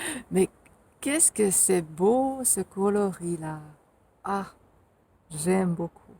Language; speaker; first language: French; non-native, fluent; Finnish